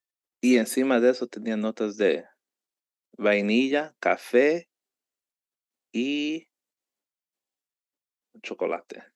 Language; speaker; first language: Spanish; early bilingual, heritage; Spanish